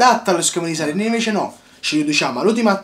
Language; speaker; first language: Italian; native; Italian